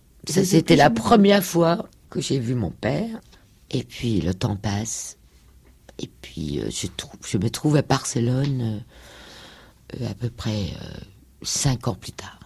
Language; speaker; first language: French; non-native, fluent; Danish